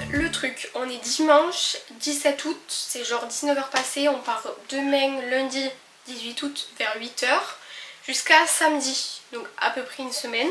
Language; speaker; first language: French; native; French